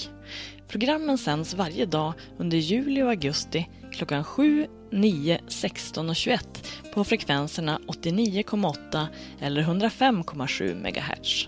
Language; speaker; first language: Swedish; native; Swedish